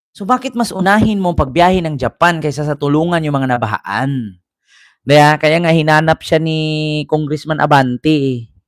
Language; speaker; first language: Filipino; native; Filipino